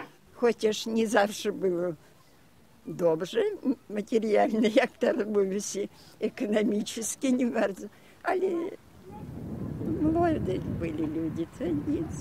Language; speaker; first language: Polish; early bilingual, heritage; Polish